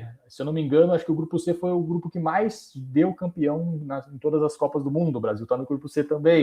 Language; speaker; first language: Portuguese; native; Portuguese